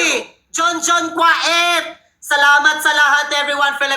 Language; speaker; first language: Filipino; non-native, local second language; Cebuano